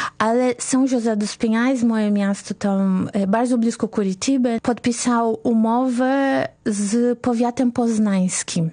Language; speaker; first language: Polish; non-native, fluent; Portuguese